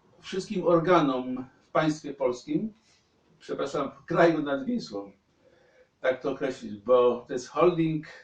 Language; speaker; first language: Polish; native; Polish